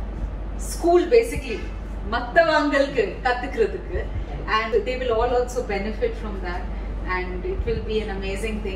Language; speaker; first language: Tamil; non-native, local second language; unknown